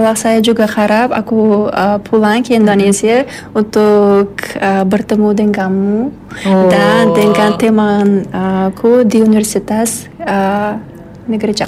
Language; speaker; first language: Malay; non-native, learner; Uzbek